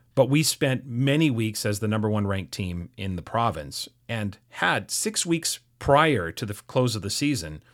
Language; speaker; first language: English; native; English